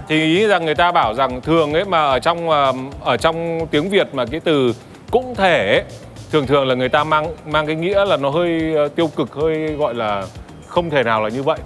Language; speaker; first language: Vietnamese; native; Vietnamese